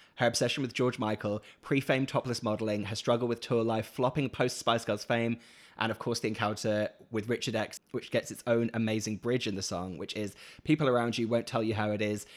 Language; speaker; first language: English; native; English